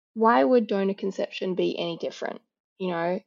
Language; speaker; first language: English; native; English